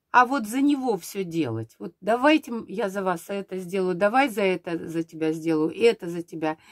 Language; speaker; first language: Russian; native; Russian